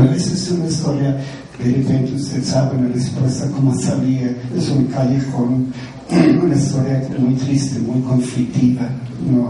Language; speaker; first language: Spanish; non-native, fluent; German